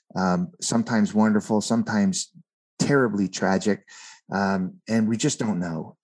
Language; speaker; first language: English; native; English